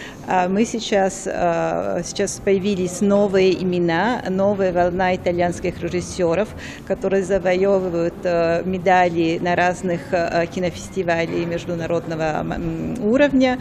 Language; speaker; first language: Russian; non-native, fluent; Italian